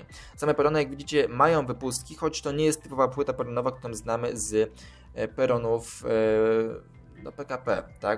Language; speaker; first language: Polish; native; Polish